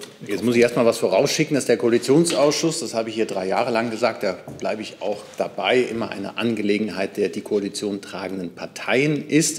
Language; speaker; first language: German; native; German